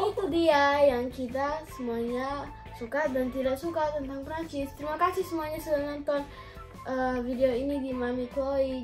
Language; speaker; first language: Indonesian; early bilingual, heritage; Indonesian